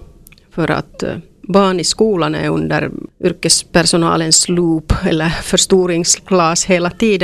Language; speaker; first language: Swedish; non-native, local second language; Finnish